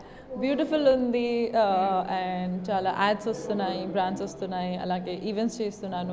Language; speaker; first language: Telugu; non-native, local second language; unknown